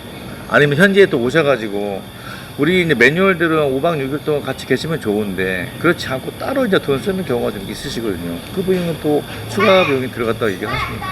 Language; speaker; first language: Korean; native; Korean